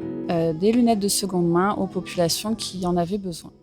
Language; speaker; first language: French; native; French